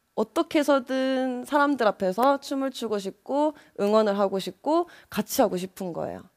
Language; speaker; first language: Korean; native; Korean